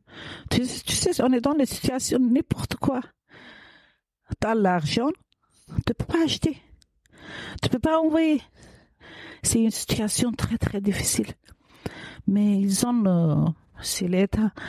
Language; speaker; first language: French; non-native, learner; Kurdish